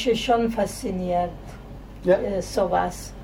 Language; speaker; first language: German; non-native, learner; Italian